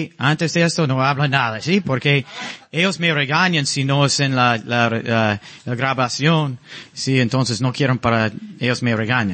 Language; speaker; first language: Spanish; non-native, learner; English